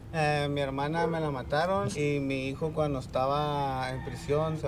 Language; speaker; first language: Spanish; native; Spanish